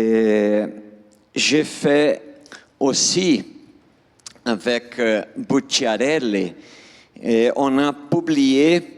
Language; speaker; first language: French; non-native, fluent; Portuguese